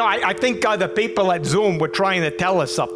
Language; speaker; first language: English; native; English